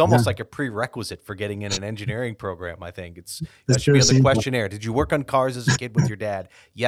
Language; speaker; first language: English; native; English